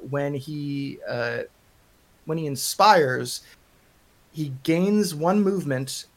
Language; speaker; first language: English; native; English